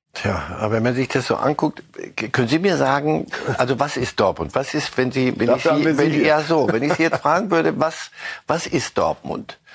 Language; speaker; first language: German; native; German